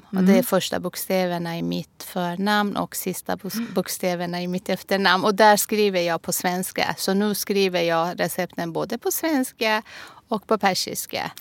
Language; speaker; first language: Swedish; non-native, fluent; Persian